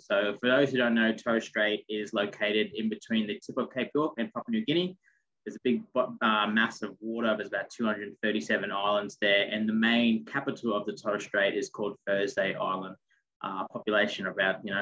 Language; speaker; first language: English; non-native, local second language; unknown